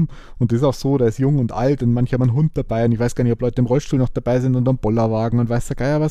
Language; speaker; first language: German; native; German